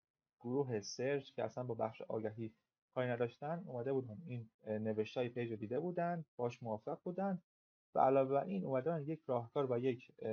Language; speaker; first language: Persian; native; Persian